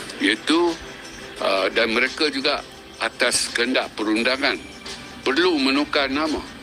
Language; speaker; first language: Malay; native; Malay